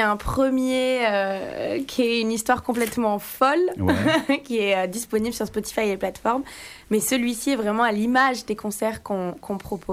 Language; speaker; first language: French; native; French